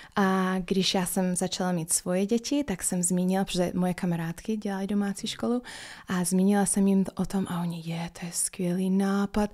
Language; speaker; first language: Czech; non-native, fluent; English